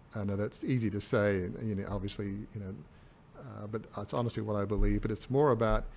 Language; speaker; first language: English; native; English